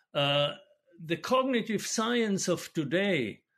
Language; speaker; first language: English; non-native, fluent; German